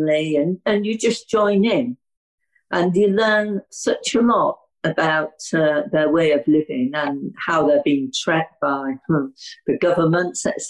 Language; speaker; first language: English; native; English